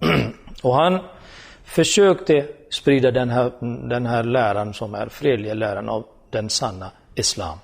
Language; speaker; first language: Swedish; non-native, fluent; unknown